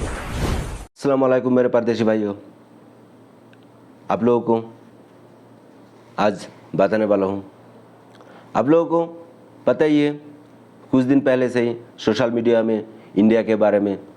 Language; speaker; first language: Hindi; non-native, local second language; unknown